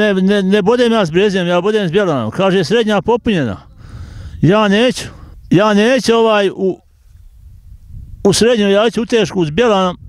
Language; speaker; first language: Serbian; native; Serbian